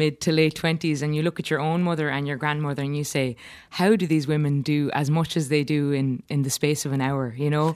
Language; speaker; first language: English; native; English